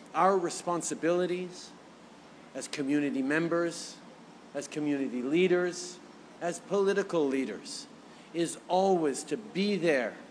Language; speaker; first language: English; early bilingual, other home language; French